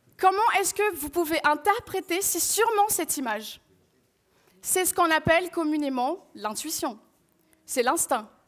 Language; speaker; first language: French; non-native, local second language; Malagasy